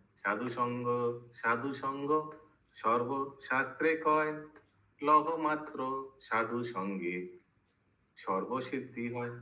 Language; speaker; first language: Hindi; non-native, local second language; Bangla